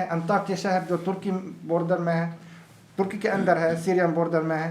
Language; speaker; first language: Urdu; non-native, learner; Arabic